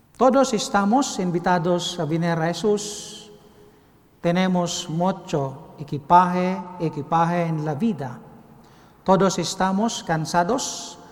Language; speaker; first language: Spanish; non-native, learner; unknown